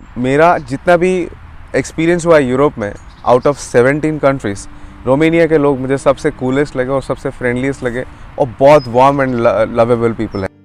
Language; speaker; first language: Hindi; native; Hindi